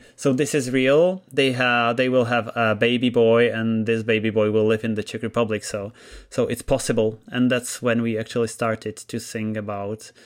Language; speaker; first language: English; non-native, fluent; Czech